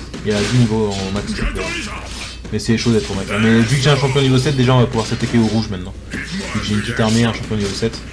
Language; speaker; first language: French; native; French